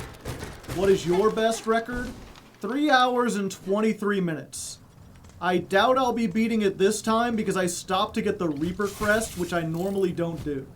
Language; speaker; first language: English; native; English